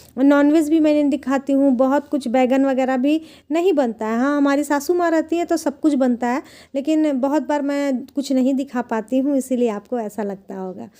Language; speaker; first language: Hindi; non-native, local second language; Bangla